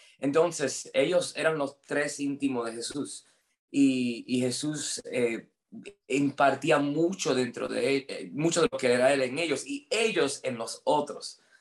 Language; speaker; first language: Spanish; non-native, fluent; English